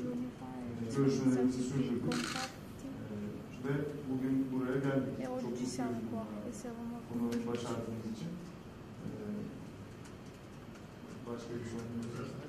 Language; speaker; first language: Turkish; native; Turkish